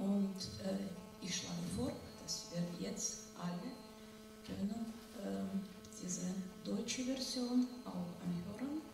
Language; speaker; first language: German; non-native, fluent; Russian